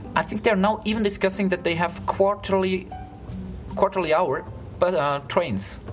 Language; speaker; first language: English; non-native, fluent; German